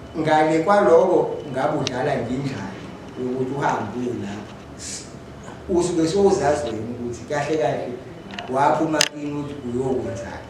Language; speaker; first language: Zulu; native; Zulu